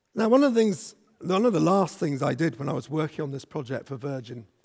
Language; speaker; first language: English; native; English